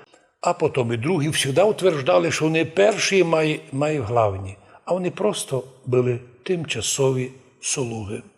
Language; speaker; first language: Ukrainian; non-native, local second language; Rusyn